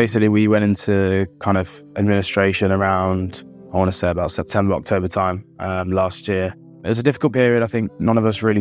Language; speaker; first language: English; native; English